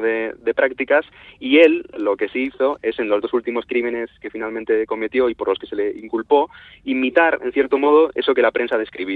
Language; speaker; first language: Spanish; native; Spanish